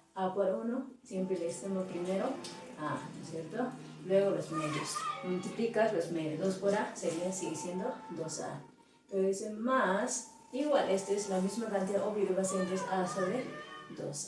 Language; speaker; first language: Spanish; native; Spanish